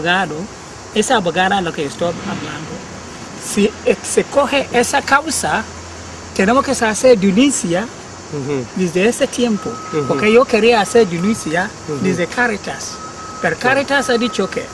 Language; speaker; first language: Spanish; non-native, learner; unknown